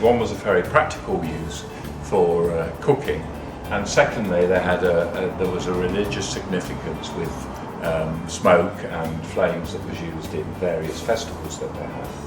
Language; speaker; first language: English; native; English